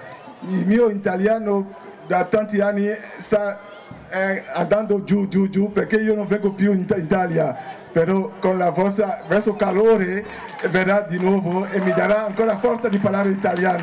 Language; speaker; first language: Italian; non-native, fluent; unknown